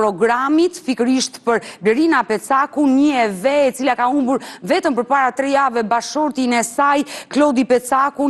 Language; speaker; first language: Albanian; native; Albanian